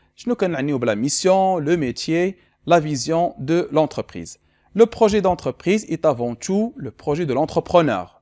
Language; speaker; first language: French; non-native, local second language; Arabic